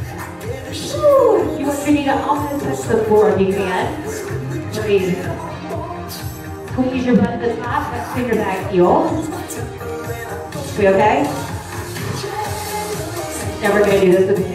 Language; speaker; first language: English; native; English